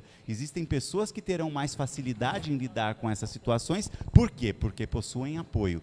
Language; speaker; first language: Portuguese; native; Portuguese